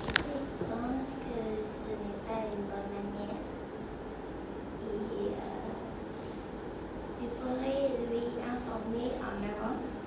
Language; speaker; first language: French; non-native, learner; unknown